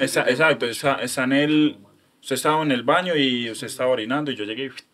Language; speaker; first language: Spanish; native; Spanish